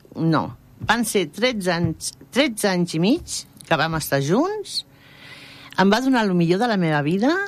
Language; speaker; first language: Catalan; non-native, local second language; Spanish